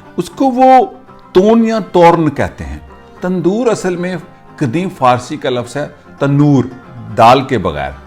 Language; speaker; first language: Hindi; non-native, local second language; Punjabi